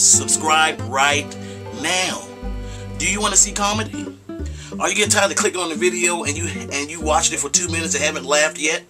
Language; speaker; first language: English; native; English